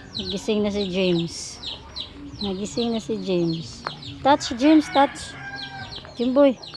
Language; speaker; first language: Filipino; native; Filipino